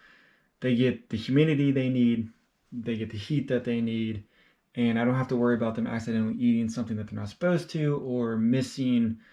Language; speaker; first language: English; native; English